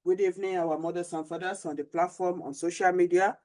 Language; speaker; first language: English; non-native, local second language; Yoruba